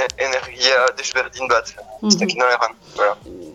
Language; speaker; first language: Basque; non-native, local second language; French